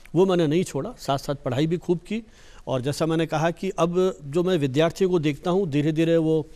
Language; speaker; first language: Hindi; native; Hindi